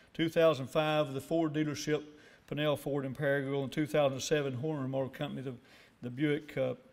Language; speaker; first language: English; native; English